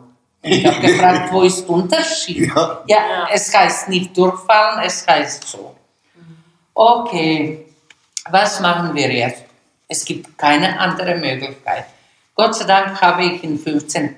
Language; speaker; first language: German; non-native, fluent; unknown